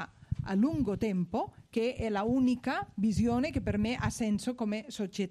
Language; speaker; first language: Italian; non-native, fluent; Spanish